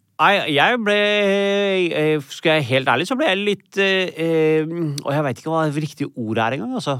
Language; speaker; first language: Norwegian; early bilingual, other home language; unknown